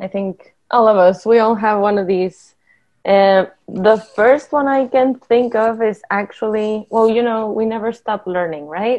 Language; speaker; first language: English; non-native, fluent; Spanish